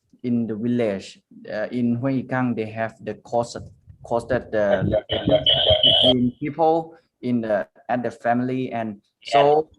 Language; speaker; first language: English; non-native, learner; Thai